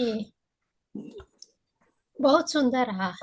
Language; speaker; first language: Hindi; early bilingual, heritage; Caribbean Hindustani